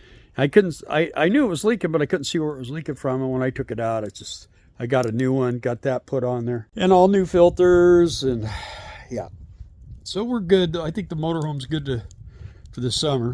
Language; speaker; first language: English; native; English